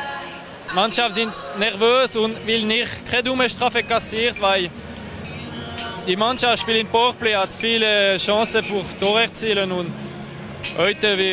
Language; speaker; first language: German; non-native, learner; French